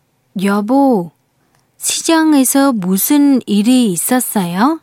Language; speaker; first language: Korean; non-native, fluent; Vietnamese